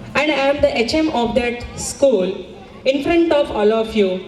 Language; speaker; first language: English; non-native, local second language; Marathi